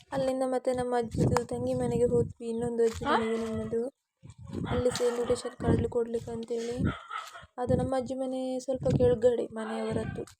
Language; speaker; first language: Kannada; native; Kannada